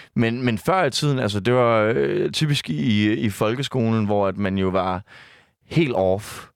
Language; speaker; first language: Danish; native; Danish